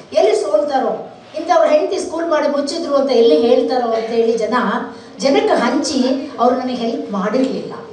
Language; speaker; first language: Kannada; non-native, local second language; Telugu